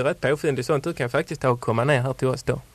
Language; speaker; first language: Swedish; native; Swedish